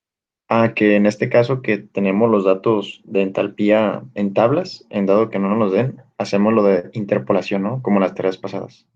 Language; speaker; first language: Spanish; native; Spanish